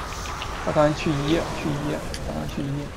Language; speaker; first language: Chinese; native; Chinese